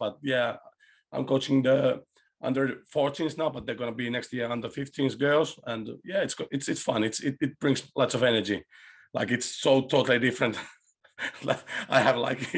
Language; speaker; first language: English; non-native, fluent; Spanish